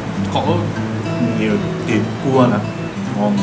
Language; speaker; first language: Vietnamese; non-native, learner; Japanese